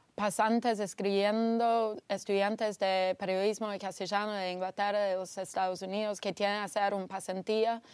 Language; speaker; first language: Spanish; non-native, fluent; English